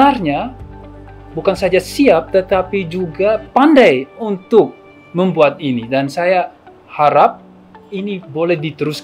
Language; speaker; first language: Indonesian; non-native, fluent; Dutch